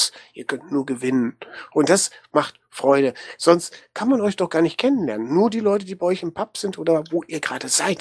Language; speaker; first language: German; native; German